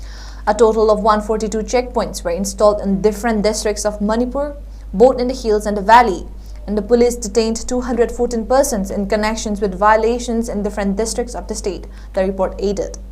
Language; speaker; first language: English; non-native, local second language; Manipuri